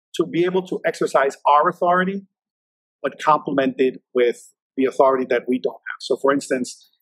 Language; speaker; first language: English; native; English